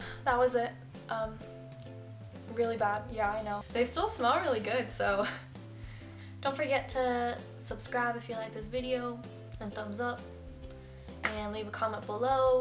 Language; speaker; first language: English; native; English